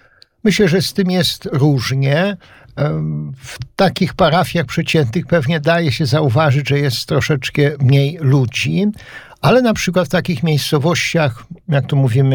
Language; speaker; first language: Polish; native; Polish